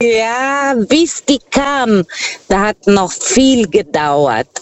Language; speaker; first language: German; non-native, fluent; Portuguese